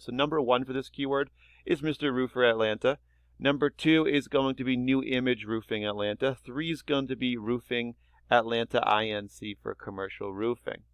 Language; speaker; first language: English; native; English